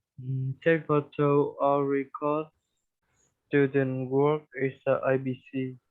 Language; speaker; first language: English; non-native, learner; Vietnamese